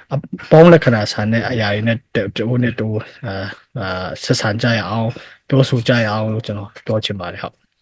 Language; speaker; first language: Burmese; non-native, local second language; Hakha Chin